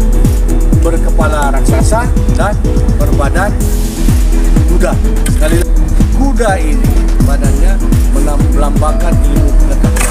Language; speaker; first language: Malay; non-native, local second language; Sasak